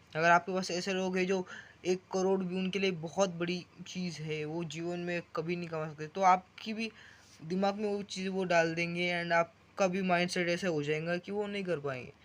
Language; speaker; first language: Hindi; non-native, local second language; Marathi